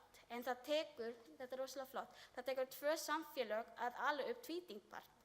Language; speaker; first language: Icelandic; non-native, learner; Filipino